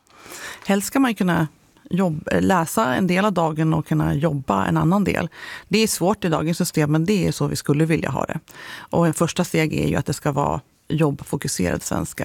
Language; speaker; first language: Swedish; native; Swedish